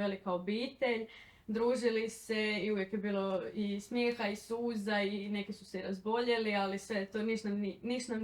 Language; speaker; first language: Croatian; native; Croatian